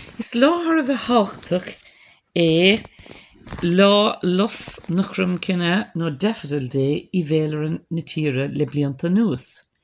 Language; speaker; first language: Irish; non-native, local second language; English